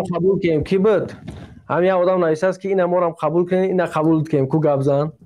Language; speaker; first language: Persian; native; Persian